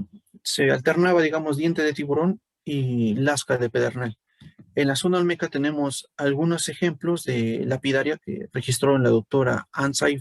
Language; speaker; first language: Spanish; native; Spanish